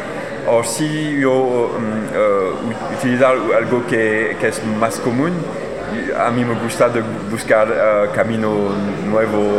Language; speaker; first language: Spanish; non-native, learner; French